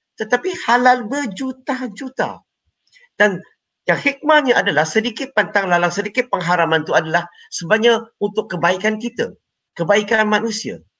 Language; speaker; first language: Malay; non-native, local second language; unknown